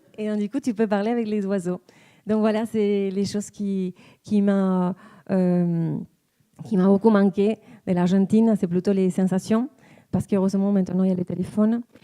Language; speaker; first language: French; non-native, fluent; Spanish